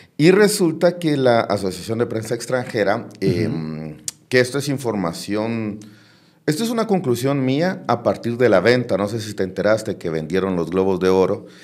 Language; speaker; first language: Spanish; native; Spanish